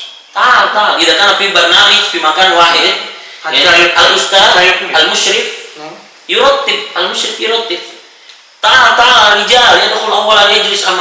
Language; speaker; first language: Arabic; non-native, fluent; Indonesian